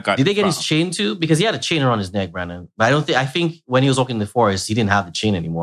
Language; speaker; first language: English; native; English